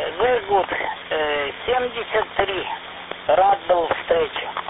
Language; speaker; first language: Russian; native; Russian